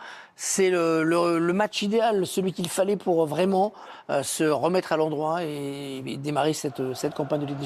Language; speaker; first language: French; native; French